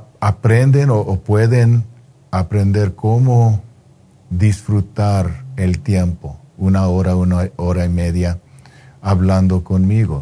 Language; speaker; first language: Spanish; non-native, fluent; English